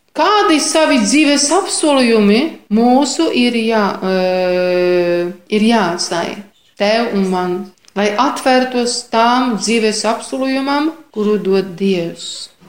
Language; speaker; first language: Latvian; non-native, fluent; Polish